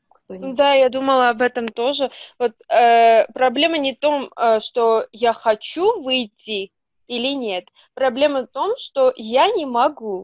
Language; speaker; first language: Russian; non-native, fluent; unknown